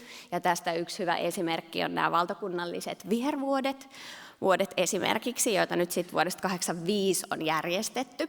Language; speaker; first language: Finnish; native; Finnish